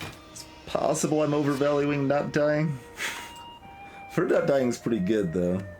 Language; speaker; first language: English; native; English